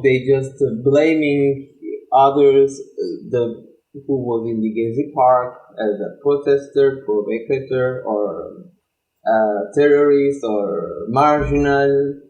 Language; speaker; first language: English; non-native, learner; Turkish